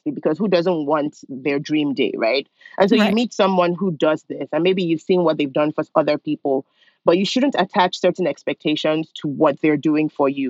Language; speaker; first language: English; non-native, local second language; Yoruba